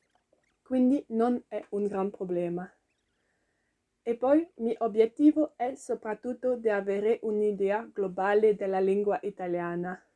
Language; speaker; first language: Italian; non-native, learner; French